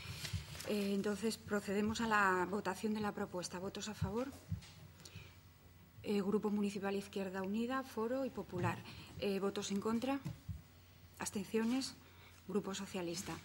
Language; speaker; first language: Spanish; native; Spanish